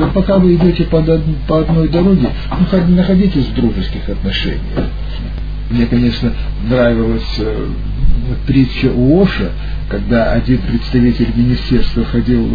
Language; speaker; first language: Russian; native; Russian